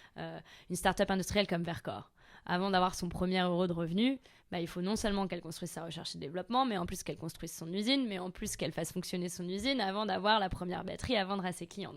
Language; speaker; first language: French; native; French